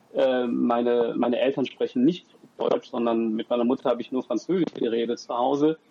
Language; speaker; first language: German; early bilingual, other home language; French